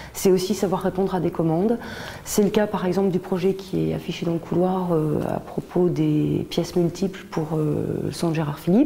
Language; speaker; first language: French; native; French